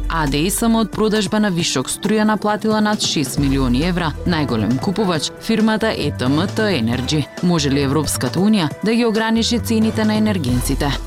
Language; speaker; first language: Macedonian; native; Macedonian